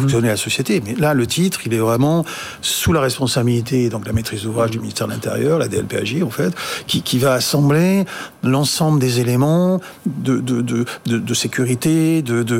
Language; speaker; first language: French; native; French